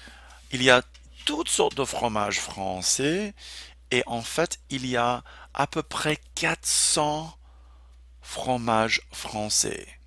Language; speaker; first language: French; non-native, fluent; English